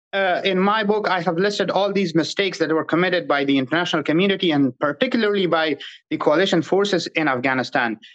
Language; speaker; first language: English; non-native, fluent; Pashto